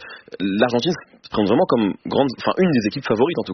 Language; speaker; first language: French; native; French